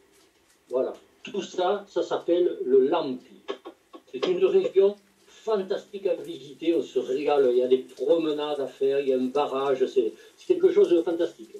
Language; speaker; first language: French; native; French